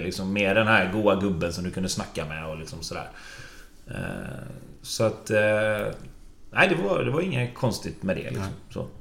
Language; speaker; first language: Swedish; native; Swedish